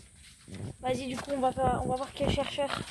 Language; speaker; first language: French; native; French